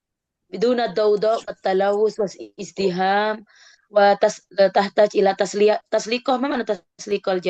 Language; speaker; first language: Arabic; non-native, fluent; Indonesian